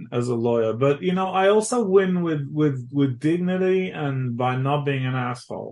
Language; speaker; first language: English; native; English